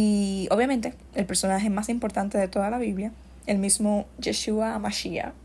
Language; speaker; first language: Spanish; native; Spanish